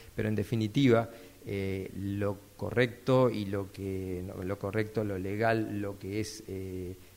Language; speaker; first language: Spanish; native; Spanish